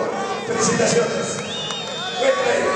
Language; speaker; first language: Spanish; native; Spanish